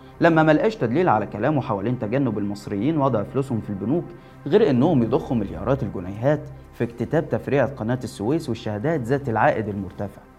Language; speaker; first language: Arabic; native; Arabic